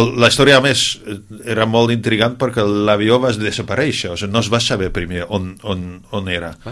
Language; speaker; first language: Catalan; non-native, fluent; Dutch